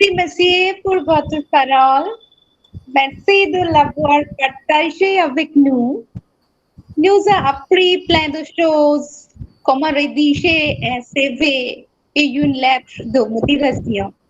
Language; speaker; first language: French; non-native, fluent; Bangla